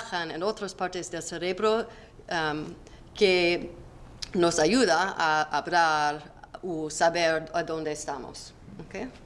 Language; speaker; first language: Spanish; non-native, learner; English